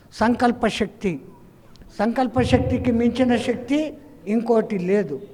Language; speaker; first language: Telugu; non-native, fluent; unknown